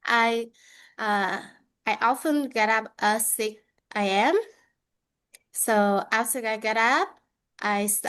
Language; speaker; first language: English; non-native, learner; Vietnamese